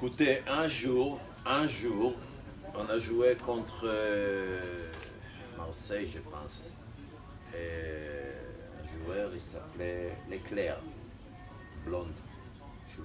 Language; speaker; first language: French; non-native, fluent; Hebrew